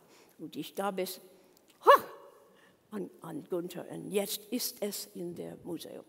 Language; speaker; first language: German; non-native, learner; English